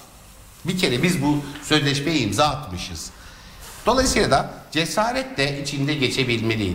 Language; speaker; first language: Turkish; native; Turkish